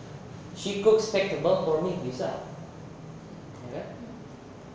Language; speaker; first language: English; non-native, fluent; Indonesian